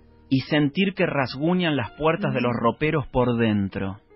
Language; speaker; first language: Spanish; native; Spanish